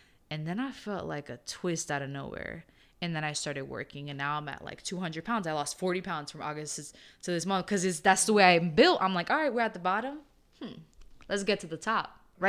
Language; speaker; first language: English; early bilingual, other home language; Spanish